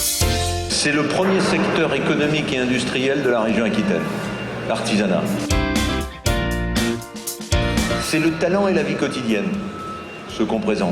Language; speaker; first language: French; native; French